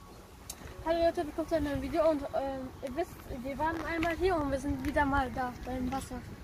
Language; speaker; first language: German; early bilingual, other home language; Tajik